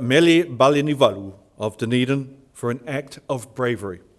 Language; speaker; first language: English; native; English